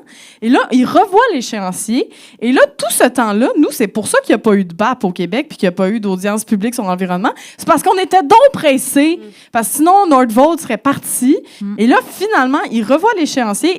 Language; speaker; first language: French; native; French